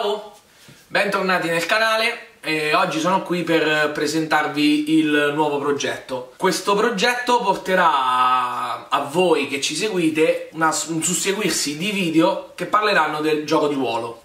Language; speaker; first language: Italian; native; Italian